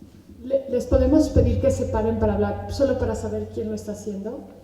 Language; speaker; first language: Spanish; native; Spanish